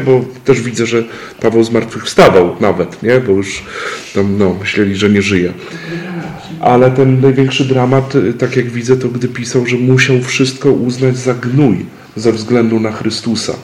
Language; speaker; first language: Polish; native; Polish